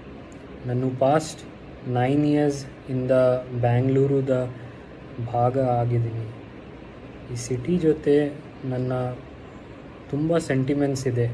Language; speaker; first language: Kannada; non-native, local second language; Hindi